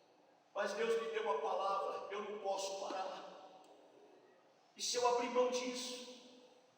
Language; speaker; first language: Portuguese; native; Portuguese